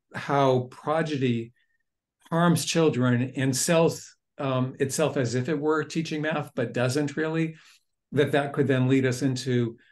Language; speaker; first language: English; native; English